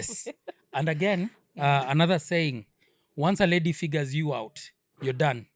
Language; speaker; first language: English; non-native, local second language; Swahili